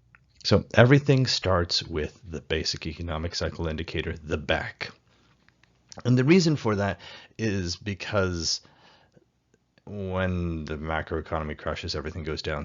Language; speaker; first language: English; native; English